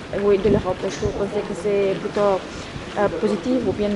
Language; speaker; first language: French; non-native, fluent; Spanish